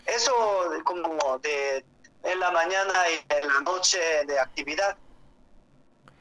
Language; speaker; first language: Spanish; non-native, learner; Korean